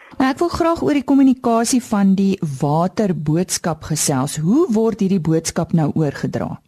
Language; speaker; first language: Afrikaans; native; Afrikaans